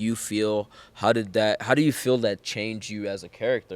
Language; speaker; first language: English; native; English